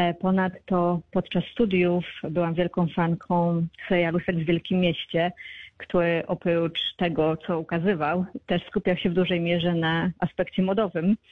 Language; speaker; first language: Polish; native; Polish